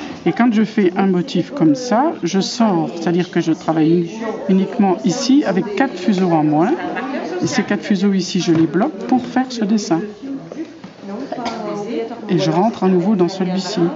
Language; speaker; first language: French; native; French